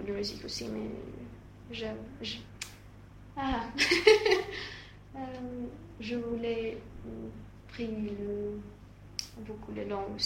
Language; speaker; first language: French; non-native, learner; Russian